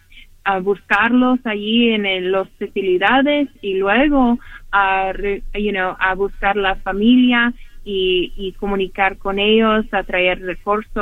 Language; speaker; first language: Spanish; early bilingual, heritage; Spanish